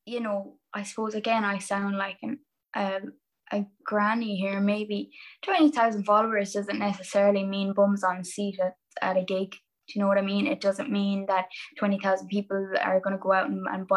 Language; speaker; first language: English; native; English